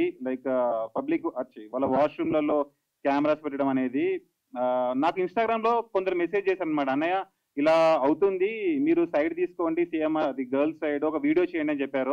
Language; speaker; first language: Telugu; native; Telugu